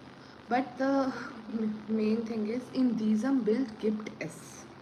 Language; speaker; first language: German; non-native, learner; Hindi